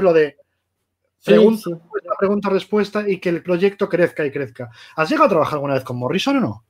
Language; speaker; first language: Spanish; native; Spanish